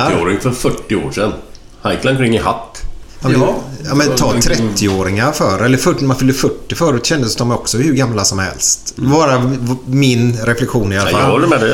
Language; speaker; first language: Swedish; native; Swedish